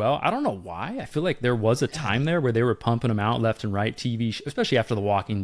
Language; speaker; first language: English; native; English